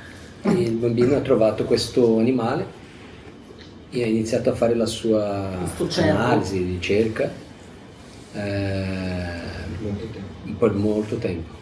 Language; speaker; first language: Italian; non-native, fluent; Portuguese